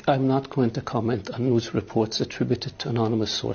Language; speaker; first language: English; non-native, fluent; Arabic